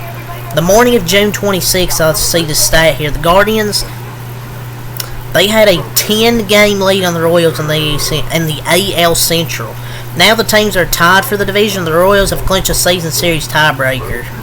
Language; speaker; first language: English; native; English